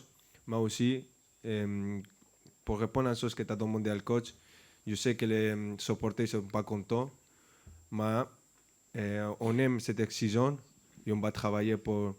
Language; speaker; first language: French; non-native, fluent; Spanish